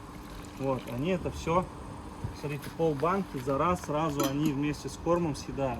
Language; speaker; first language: Russian; native; Russian